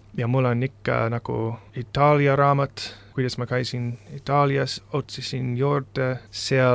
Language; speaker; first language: Estonian; non-native, fluent; English